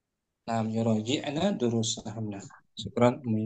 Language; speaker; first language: Indonesian; native; Indonesian